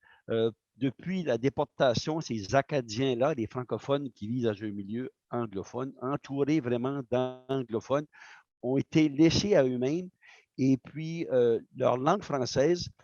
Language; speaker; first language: French; native; French